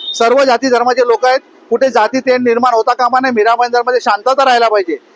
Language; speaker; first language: Marathi; native; Marathi